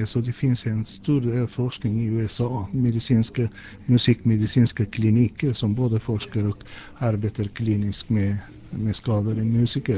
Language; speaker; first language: Swedish; non-native, fluent; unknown